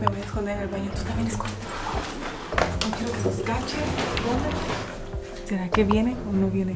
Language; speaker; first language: Spanish; native; Spanish